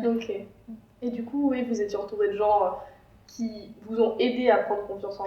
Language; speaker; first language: French; native; French